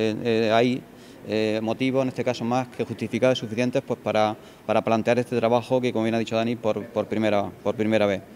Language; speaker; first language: Spanish; native; Spanish